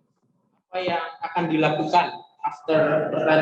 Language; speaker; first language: Indonesian; native; Indonesian